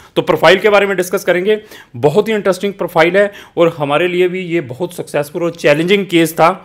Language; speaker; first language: Hindi; native; Hindi